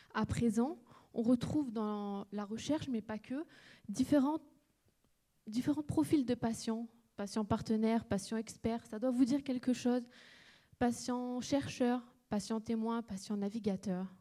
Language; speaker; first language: French; native; French